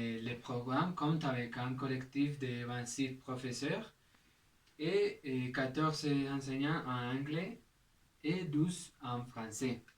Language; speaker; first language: French; non-native, learner; Spanish